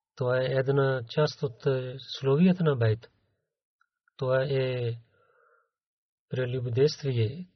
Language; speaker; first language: Bulgarian; non-native, learner; Urdu